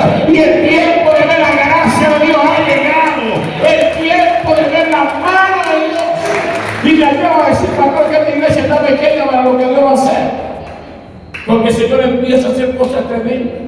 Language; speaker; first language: Spanish; native; Spanish